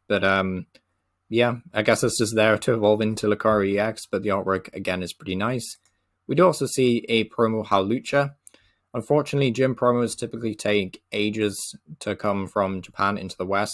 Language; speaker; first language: English; native; English